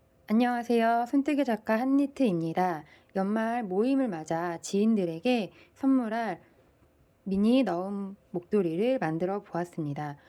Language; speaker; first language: Korean; native; Korean